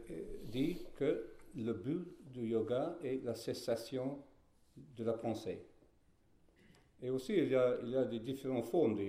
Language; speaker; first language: French; non-native, fluent; English